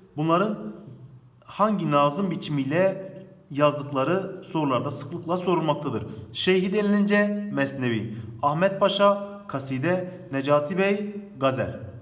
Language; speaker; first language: Turkish; native; Turkish